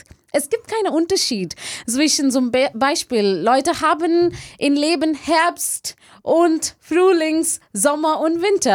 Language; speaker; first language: German; non-native, learner; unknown